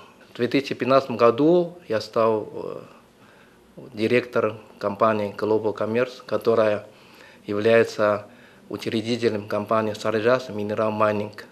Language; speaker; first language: Russian; non-native, fluent; Chinese